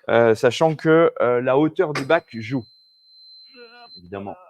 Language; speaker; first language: French; native; French